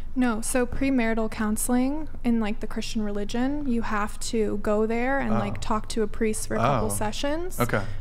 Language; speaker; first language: English; native; English